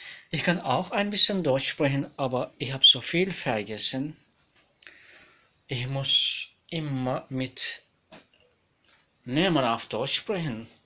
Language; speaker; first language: German; non-native, learner; Turkish